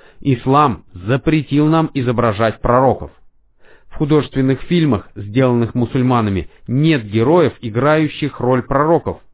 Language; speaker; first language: Russian; non-native, fluent; Arabic